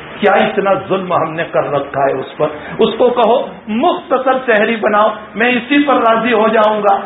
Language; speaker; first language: Urdu; non-native, local second language; Gujarati